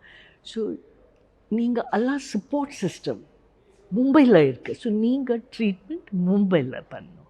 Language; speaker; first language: Tamil; non-native, learner; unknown